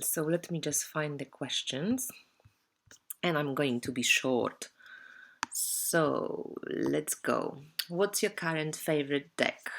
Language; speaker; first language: English; non-native, fluent; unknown